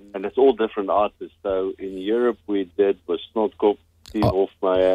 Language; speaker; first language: English; non-native, local second language; Afrikaans